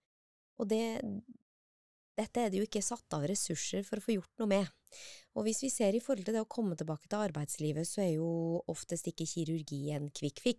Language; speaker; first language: Norwegian; native; Norwegian